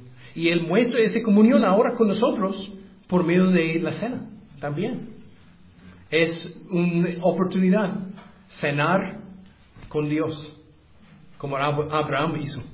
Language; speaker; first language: Spanish; non-native, learner; English